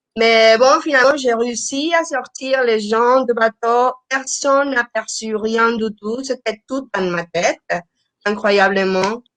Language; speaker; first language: French; non-native, fluent; Spanish